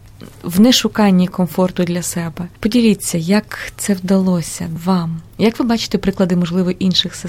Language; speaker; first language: Ukrainian; native; Ukrainian